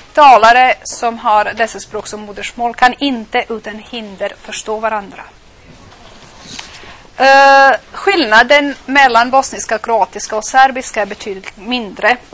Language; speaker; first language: Swedish; non-native, fluent; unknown